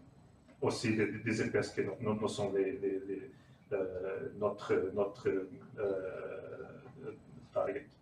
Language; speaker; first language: French; non-native, learner; Portuguese